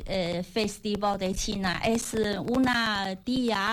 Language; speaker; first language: Spanish; non-native, learner; Chinese